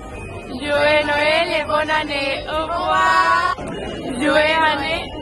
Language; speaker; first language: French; non-native, learner; Russian